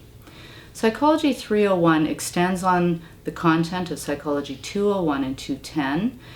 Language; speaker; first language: English; native; English